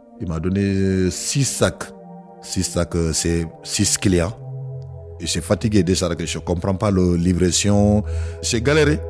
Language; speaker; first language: French; non-native, learner; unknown